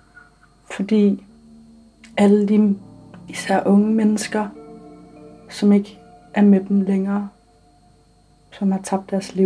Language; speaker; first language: Danish; early bilingual, other home language; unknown